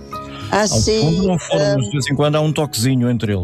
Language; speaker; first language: Portuguese; native; Portuguese